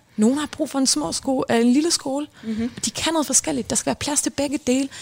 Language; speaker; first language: Danish; native; Danish